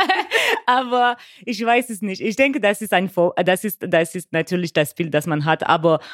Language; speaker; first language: German; non-native, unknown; French